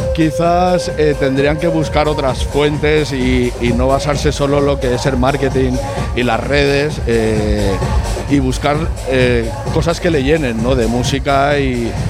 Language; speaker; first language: Spanish; native; Spanish